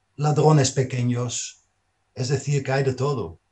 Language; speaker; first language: Spanish; non-native, fluent; Dutch